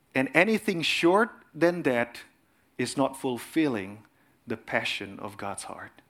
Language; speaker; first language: English; non-native, fluent; Indonesian